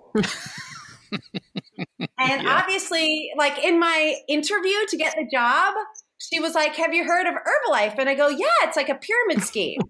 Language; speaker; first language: English; native; English